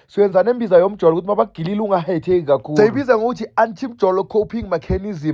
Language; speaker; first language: Zulu; non-native, local second language; South Ndebele